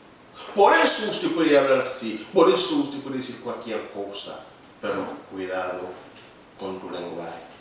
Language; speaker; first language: Spanish; non-native, learner; Haitian Creole